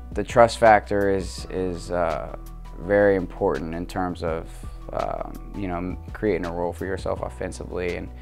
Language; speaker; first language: English; native; English